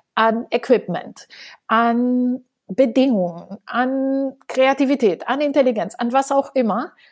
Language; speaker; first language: German; non-native, fluent; Romanian